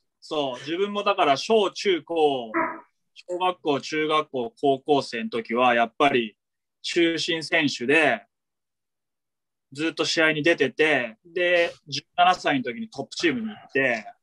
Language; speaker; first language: Japanese; native; Japanese